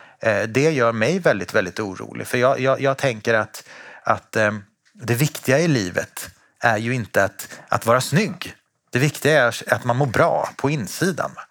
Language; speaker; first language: Swedish; native; Swedish